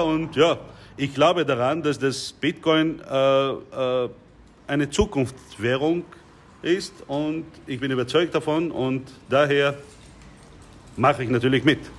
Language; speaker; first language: German; non-native, fluent; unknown